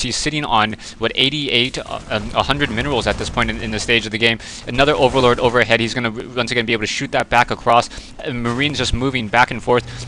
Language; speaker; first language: English; native; English